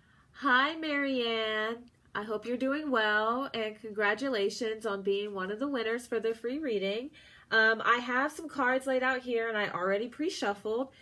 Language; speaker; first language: English; native; English